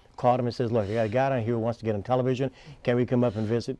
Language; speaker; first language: English; native; English